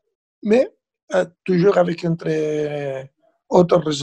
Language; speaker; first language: French; non-native, fluent; Spanish